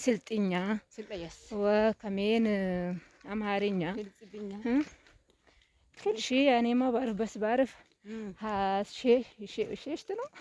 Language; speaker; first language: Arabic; non-native, learner; Amharic